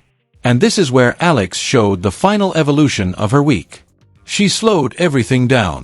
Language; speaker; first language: English; native; English